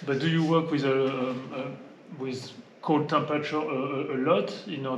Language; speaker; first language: English; non-native, fluent; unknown